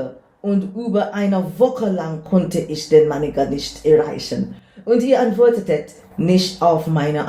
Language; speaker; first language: German; non-native, learner; English